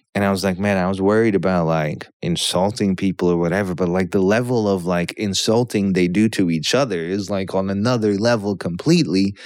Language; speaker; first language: English; early bilingual, other home language; Polish